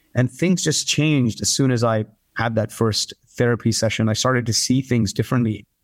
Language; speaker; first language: English; early bilingual, other home language; Arabic